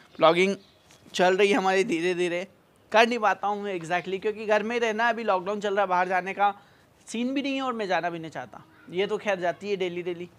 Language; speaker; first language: Hindi; native; Hindi